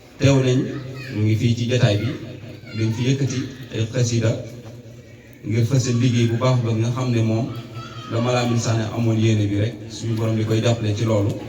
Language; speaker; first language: Wolof; non-native, local second language; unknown